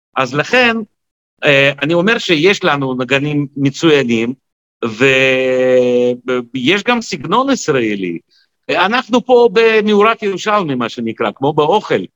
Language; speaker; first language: Hebrew; non-native, fluent; Russian